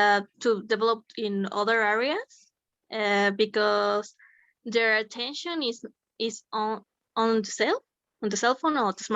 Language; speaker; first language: English; non-native, learner; Spanish